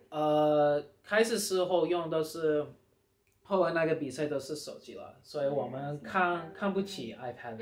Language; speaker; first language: Chinese; early bilingual, heritage; Chinese